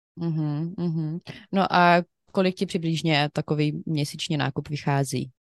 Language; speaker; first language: Czech; non-native, fluent; Ukrainian